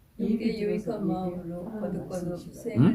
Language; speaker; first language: Korean; native; Korean